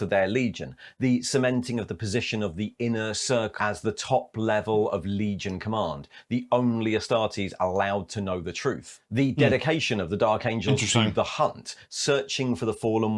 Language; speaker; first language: English; native; English